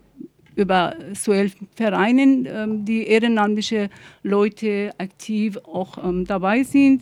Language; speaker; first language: German; non-native, fluent; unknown